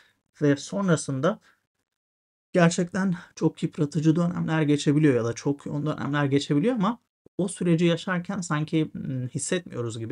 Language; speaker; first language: Turkish; native; Turkish